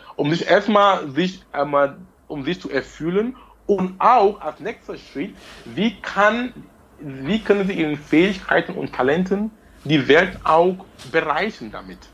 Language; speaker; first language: German; non-native, fluent; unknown